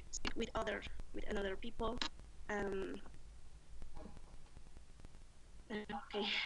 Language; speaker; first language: English; non-native, learner; Spanish